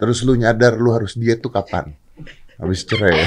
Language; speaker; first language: Indonesian; native; Indonesian